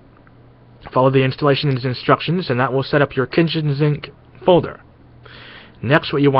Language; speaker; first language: English; native; English